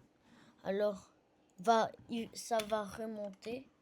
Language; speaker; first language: French; non-native, learner; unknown